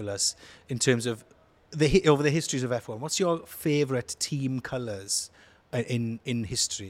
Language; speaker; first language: English; native; English